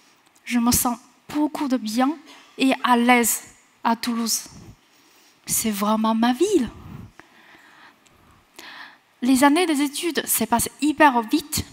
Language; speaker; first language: French; non-native, fluent; Chinese